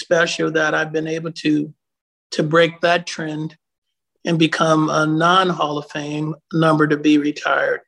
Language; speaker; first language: English; native; English